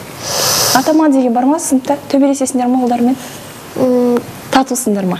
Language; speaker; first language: Kazakh; native; Kazakh